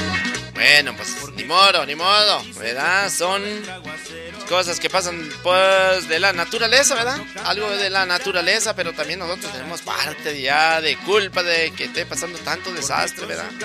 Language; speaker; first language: Spanish; native; Spanish